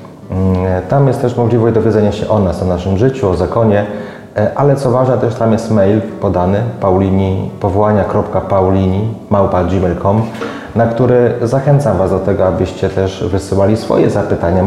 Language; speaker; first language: Polish; native; Polish